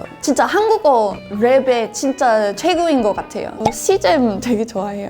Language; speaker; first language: Korean; non-native, fluent; English